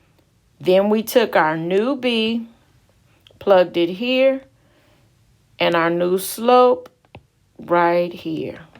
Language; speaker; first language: English; native; English